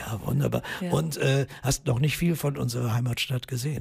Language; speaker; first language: German; native; German